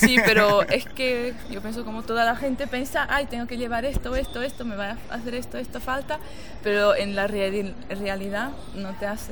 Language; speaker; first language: Spanish; non-native, fluent; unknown